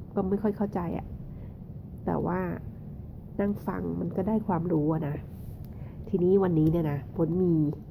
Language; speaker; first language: Thai; native; Thai